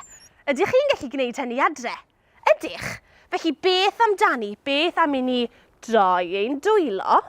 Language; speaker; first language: Welsh; native; Welsh